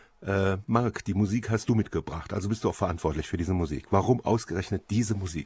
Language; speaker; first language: German; native; German